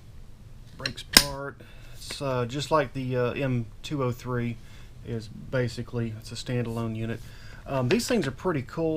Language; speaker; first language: English; native; English